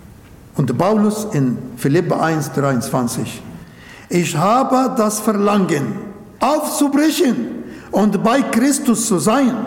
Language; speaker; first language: German; non-native, local second language; Arabic